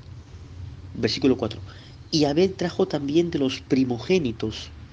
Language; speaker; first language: Spanish; native; Spanish